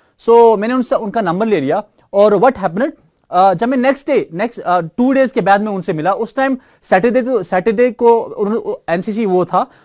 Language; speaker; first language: Hindi; non-native, local second language; Kashmiri